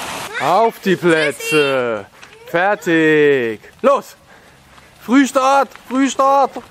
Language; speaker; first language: German; native; German